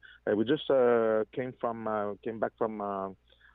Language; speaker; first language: English; non-native, fluent; French